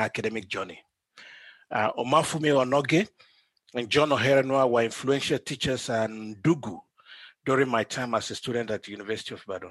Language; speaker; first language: English; non-native, local second language; Yoruba